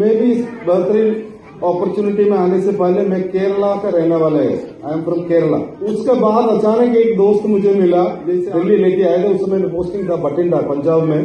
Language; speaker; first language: Hindi; non-native, local second language; Malayalam